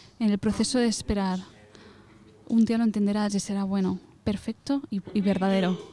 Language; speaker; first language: Spanish; non-native, fluent; English